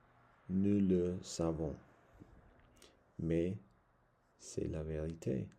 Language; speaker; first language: French; non-native, learner; English